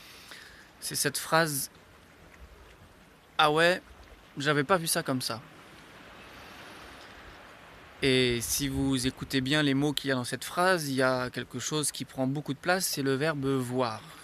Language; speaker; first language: French; native; French